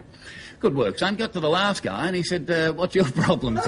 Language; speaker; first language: English; native; English